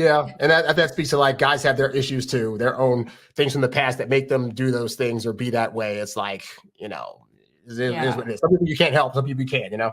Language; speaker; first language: English; native; English